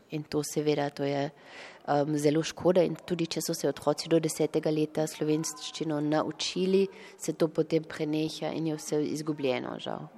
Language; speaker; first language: Slovenian; early bilingual, heritage; Slovenian